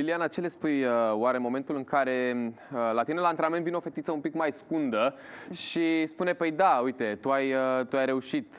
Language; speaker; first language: Romanian; native; Romanian